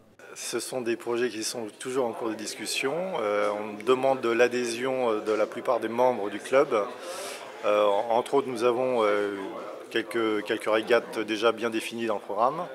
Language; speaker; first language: French; native; French